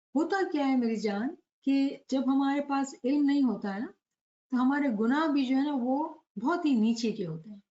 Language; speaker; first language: Hindi; non-native, local second language; Gujarati